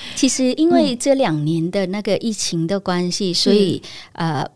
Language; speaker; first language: Chinese; non-native, fluent; Vietnamese